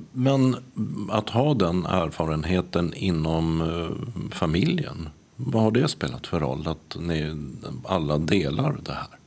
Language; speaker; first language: Swedish; native; Swedish